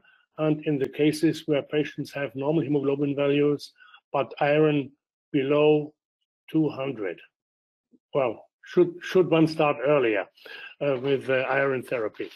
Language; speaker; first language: English; non-native, fluent; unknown